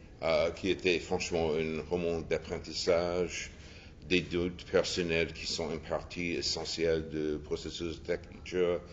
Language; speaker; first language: French; non-native, fluent; English